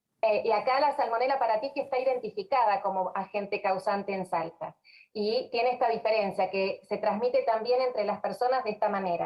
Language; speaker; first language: Spanish; native; Spanish